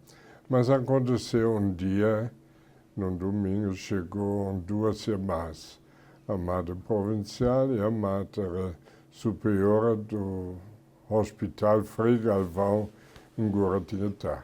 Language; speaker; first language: Portuguese; non-native, fluent; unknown